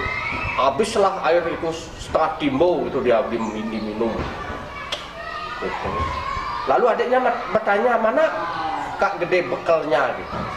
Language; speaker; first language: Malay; non-native, local second language; Balinese